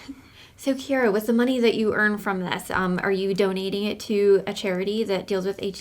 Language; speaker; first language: English; native; English